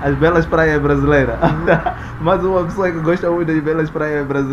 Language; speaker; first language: Portuguese; non-native, local second language; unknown